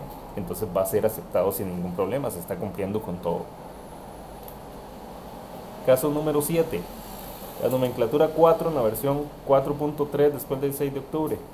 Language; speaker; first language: Spanish; native; Spanish